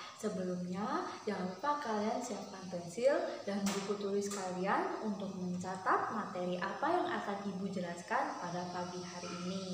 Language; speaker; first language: Indonesian; native; Indonesian